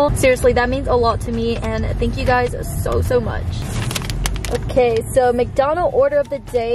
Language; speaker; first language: English; native; English